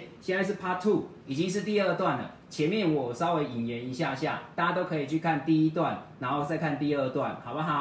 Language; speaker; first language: Chinese; native; Chinese